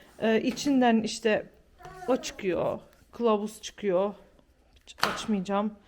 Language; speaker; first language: Turkish; early bilingual, heritage; Turkish